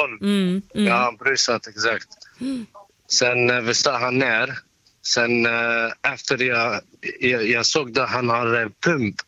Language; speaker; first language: Swedish; non-native, fluent; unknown